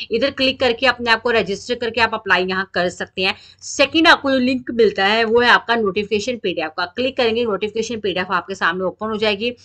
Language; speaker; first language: Hindi; native; Hindi